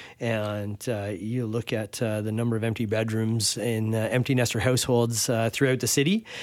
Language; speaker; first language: English; native; English